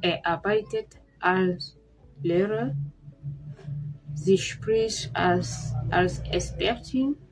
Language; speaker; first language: German; non-native, fluent; French